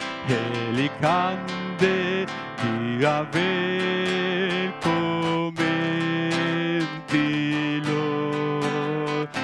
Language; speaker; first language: Swedish; non-native, fluent; Spanish